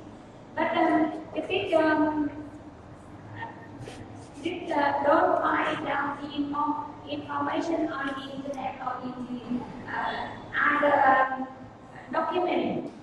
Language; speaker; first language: English; non-native, learner; Vietnamese